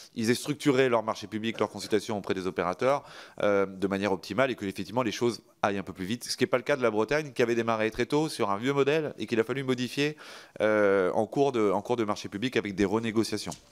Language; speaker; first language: French; native; French